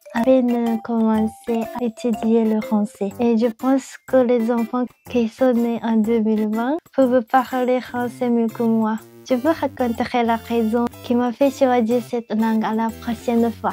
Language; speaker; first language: French; non-native, learner; Japanese